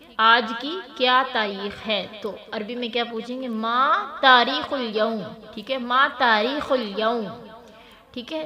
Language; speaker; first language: Urdu; native; Urdu